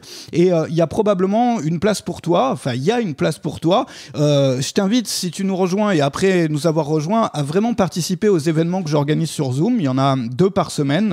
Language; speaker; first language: French; native; French